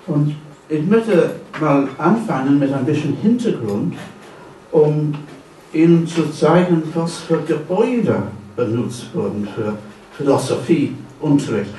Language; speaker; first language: German; non-native, fluent; English